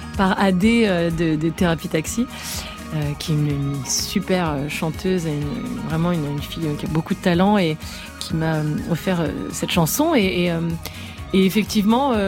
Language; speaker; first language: French; native; French